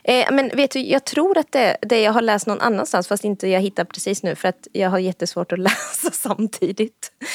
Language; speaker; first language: Swedish; native; Swedish